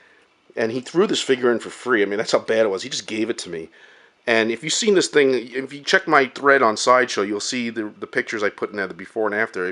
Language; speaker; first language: English; native; English